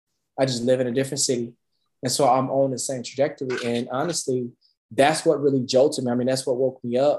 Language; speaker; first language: English; native; English